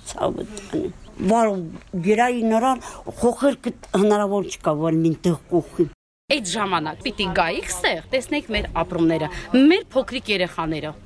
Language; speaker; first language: Armenian; native; Armenian